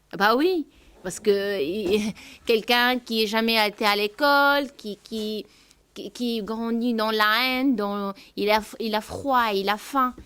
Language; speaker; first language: French; non-native, local second language; Arabic